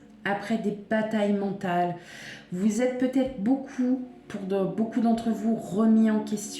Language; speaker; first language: French; native; French